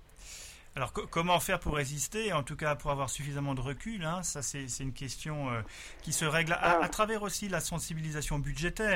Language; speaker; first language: French; native; French